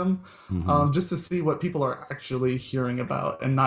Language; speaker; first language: English; native; English